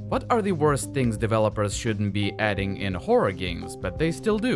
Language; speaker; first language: English; non-native, fluent; Russian